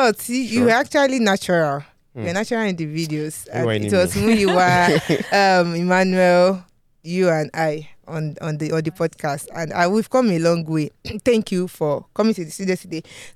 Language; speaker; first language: English; non-native, local second language; Yoruba